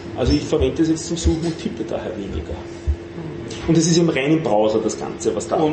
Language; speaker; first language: German; native; German